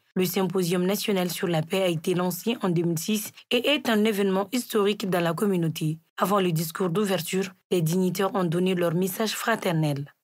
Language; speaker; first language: French; non-native, local second language; Bambara